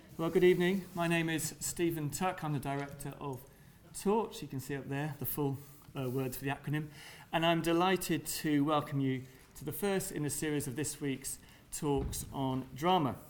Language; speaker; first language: English; native; English